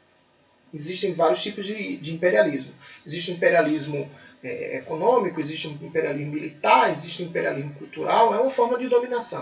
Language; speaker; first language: Portuguese; native; Portuguese